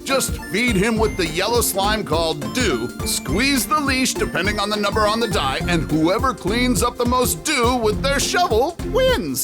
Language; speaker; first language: English; native; English